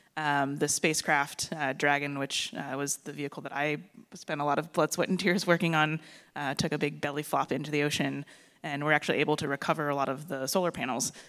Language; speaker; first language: English; native; English